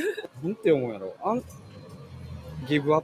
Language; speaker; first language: Japanese; native; Japanese